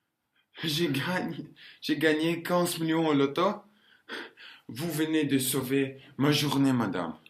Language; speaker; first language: French; non-native, learner; Norwegian